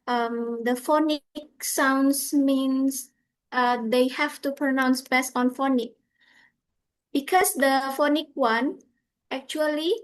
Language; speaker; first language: English; non-native, fluent; Indonesian